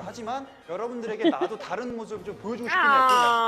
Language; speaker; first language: Korean; native; Korean